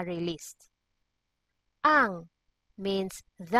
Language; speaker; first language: English; non-native, local second language; Cebuano